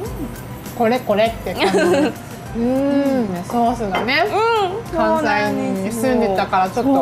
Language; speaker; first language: Japanese; native; Japanese